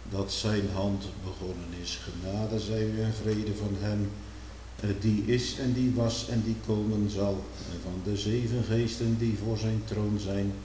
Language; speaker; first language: Dutch; native; Dutch